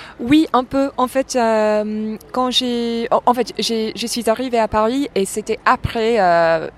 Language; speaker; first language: French; non-native, fluent; English